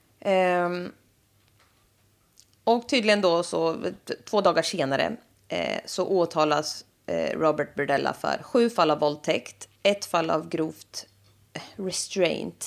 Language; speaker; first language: Swedish; native; Swedish